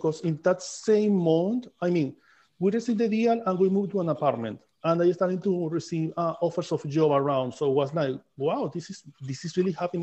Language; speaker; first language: English; non-native, fluent; Spanish